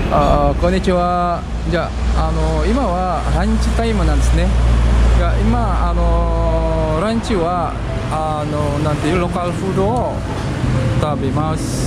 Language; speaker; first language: Japanese; non-native, fluent; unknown